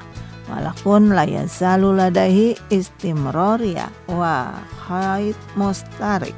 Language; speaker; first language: Arabic; non-native, fluent; Indonesian